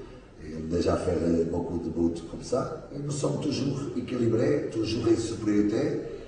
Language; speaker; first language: French; non-native, learner; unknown